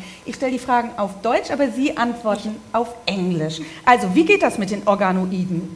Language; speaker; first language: German; native; German